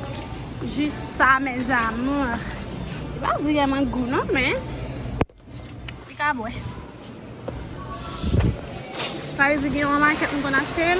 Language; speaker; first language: French; non-native, learner; Haitian Creole